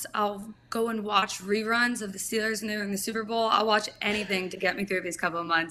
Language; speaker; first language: English; native; English